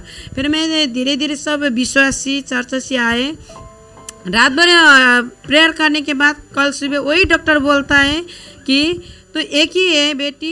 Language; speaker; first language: Hindi; non-native, local second language; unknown